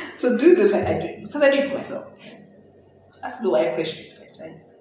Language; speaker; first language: English; non-native, local second language; Yoruba